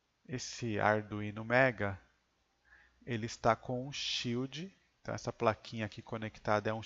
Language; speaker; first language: Portuguese; native; Portuguese